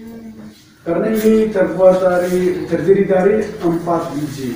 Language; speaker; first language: Indonesian; non-native, fluent; Turkish